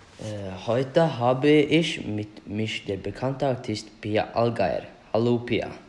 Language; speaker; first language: German; non-native, learner; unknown